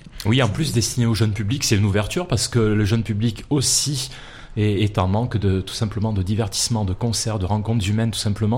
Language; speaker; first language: French; native; French